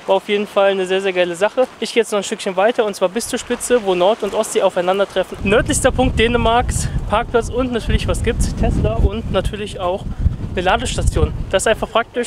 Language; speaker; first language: German; native; German